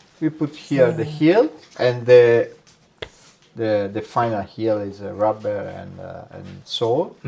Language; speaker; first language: English; non-native, learner; Italian